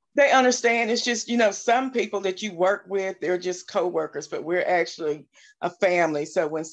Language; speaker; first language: English; native; English